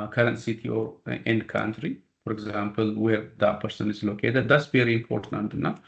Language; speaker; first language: English; non-native, local second language; Amharic